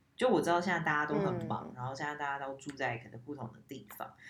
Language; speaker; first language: Chinese; non-native, fluent; English